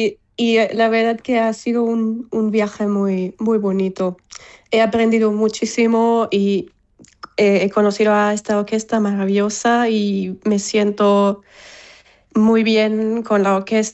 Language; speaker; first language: Spanish; non-native, fluent; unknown